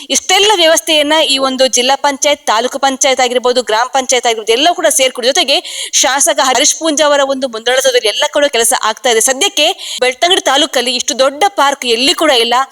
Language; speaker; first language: Kannada; native; Kannada